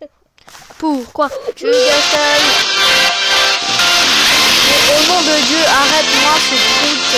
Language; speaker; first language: French; native; French